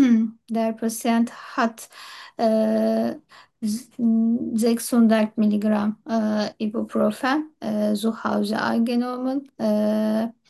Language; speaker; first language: German; non-native, learner; Turkish